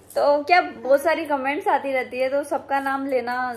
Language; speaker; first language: Hindi; native; Hindi